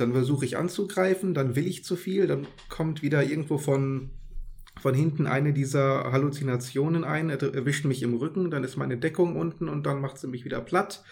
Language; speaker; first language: German; native; German